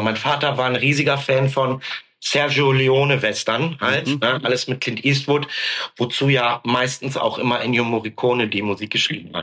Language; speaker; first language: German; native; German